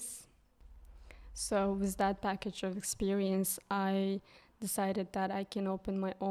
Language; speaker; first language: English; non-native, fluent; Kyrgyz